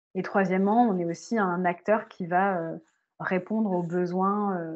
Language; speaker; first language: French; native; French